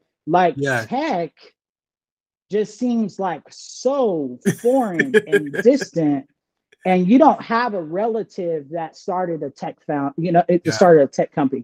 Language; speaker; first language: English; native; English